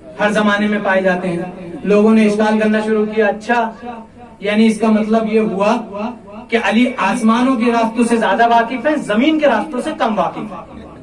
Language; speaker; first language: Urdu; native; Urdu